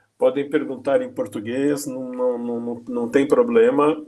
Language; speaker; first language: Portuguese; non-native, fluent; Spanish